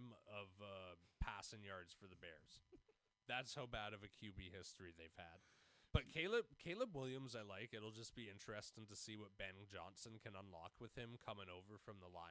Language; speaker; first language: English; native; English